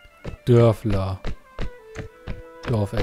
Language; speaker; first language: German; native; German